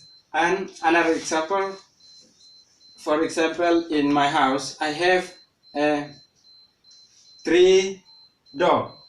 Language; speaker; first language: English; non-native, learner; Indonesian